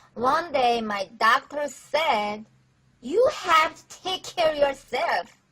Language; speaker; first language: English; non-native, fluent; Korean